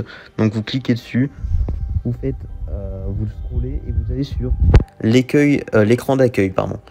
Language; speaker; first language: French; native; French